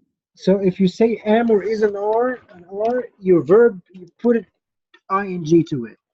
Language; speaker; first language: English; non-native, fluent; Arabic